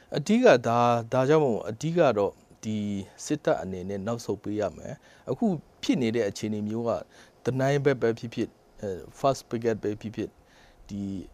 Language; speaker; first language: Burmese; non-native, local second language; Kachin